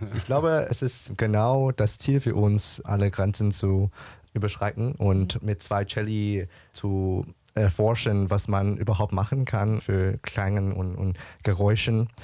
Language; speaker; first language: German; non-native, fluent; English